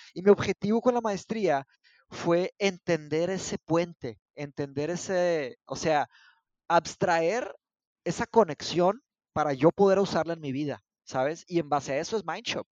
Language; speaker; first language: Spanish; early bilingual, other home language; Portuguese